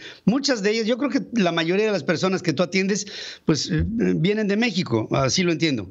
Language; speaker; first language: Spanish; native; Spanish